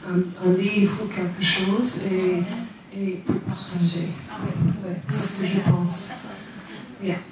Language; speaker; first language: French; non-native, fluent; English